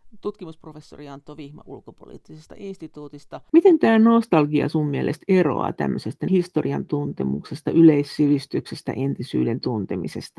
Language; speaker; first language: Finnish; native; Finnish